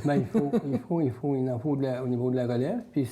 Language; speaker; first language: French; native; French